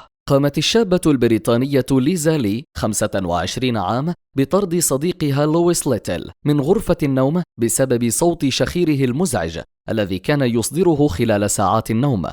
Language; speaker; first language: Arabic; native; Arabic